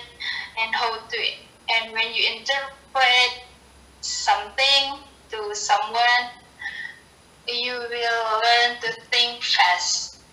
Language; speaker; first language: English; non-native, learner; Indonesian